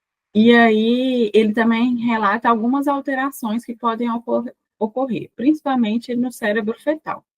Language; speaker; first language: Portuguese; native; Portuguese